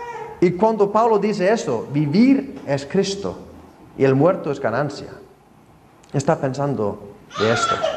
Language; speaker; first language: Spanish; non-native, fluent; Icelandic